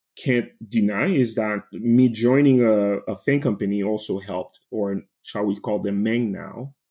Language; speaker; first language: English; non-native, fluent; French